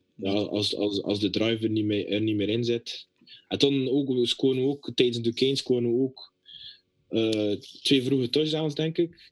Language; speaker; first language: Dutch; native; Dutch